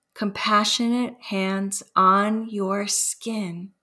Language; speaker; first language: English; early bilingual, other home language; Spanish